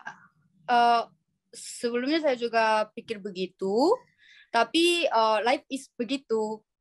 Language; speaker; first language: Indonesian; non-native, learner; Korean